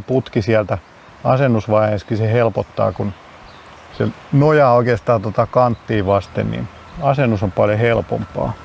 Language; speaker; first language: Finnish; native; Finnish